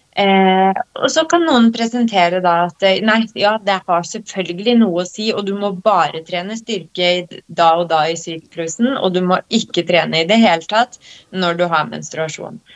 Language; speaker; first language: Norwegian; early bilingual, other home language; Polish